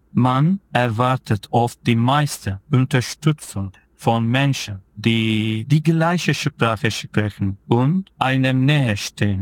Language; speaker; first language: German; non-native, fluent; Turkish